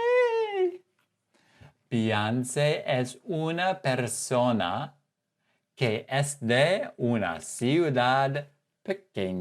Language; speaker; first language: Spanish; non-native, fluent; English